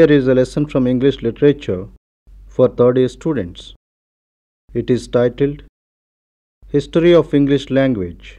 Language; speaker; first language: English; non-native, local second language; Telugu